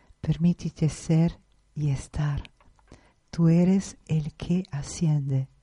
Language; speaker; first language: Spanish; non-native, fluent; Italian